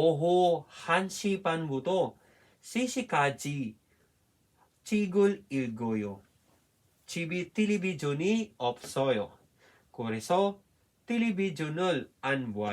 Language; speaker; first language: Korean; non-native, fluent; Filipino